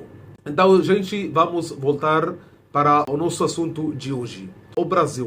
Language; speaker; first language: Portuguese; non-native, fluent; Arabic